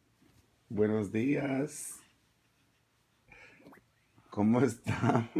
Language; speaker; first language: Spanish; early bilingual, other home language; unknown